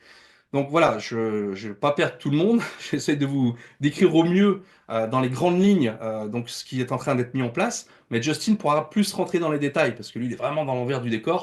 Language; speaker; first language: French; native; French